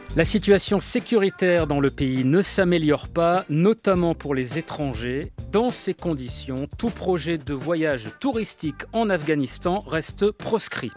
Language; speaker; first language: French; native; French